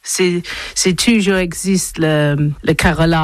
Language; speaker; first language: French; non-native, learner; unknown